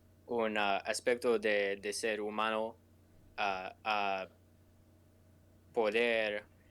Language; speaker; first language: Spanish; non-native, learner; English